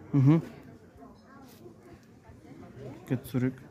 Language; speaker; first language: German; non-native, fluent; Polish